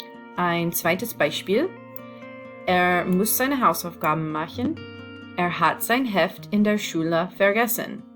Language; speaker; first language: German; non-native, fluent; English